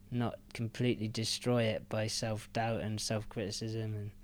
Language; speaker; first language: English; native; English